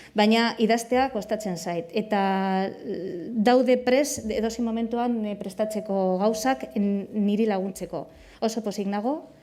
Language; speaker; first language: Basque; non-native, local second language; Spanish